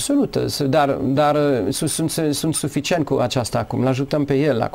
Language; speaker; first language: Romanian; non-native, learner; English